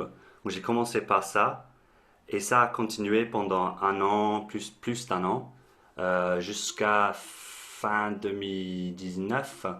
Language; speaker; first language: French; non-native, fluent; English